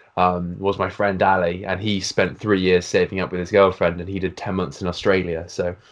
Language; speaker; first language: English; native; English